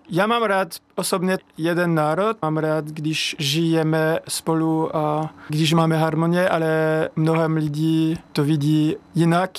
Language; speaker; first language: Czech; non-native, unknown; French